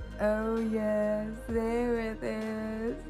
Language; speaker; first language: English; non-native, local second language; Filipino